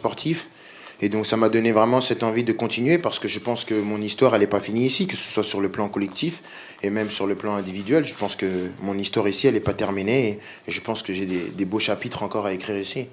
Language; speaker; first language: French; native; French